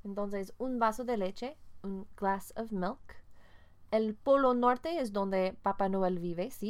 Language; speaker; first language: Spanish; non-native, fluent; English